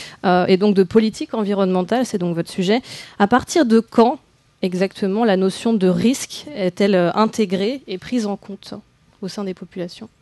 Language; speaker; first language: French; native; French